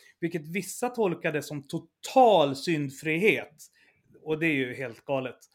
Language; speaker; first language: Swedish; native; Swedish